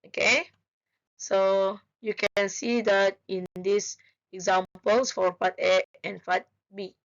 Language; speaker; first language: English; non-native, local second language; Malay